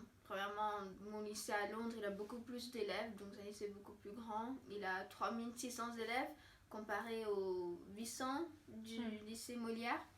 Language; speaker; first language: French; non-native, fluent; English